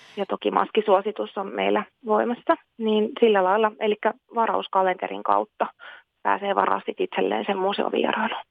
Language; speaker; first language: Finnish; native; Finnish